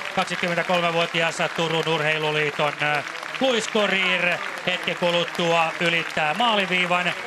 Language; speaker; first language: Finnish; native; Finnish